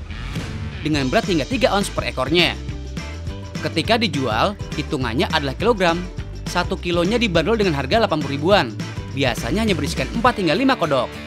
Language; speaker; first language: Indonesian; native; Indonesian